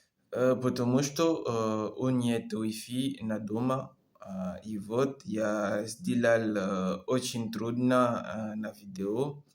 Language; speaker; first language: Russian; non-native, learner; French